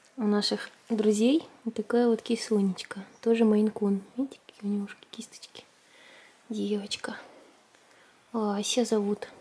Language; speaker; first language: Russian; native; Russian